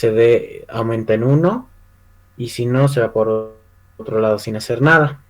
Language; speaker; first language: Spanish; native; Spanish